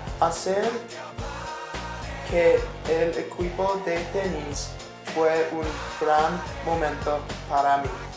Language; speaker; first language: Spanish; non-native, learner; English